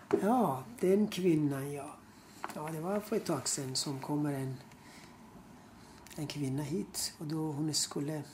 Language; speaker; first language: Swedish; non-native, fluent; Persian